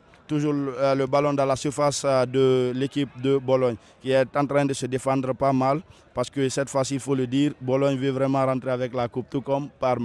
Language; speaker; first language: French; non-native, local second language; Fula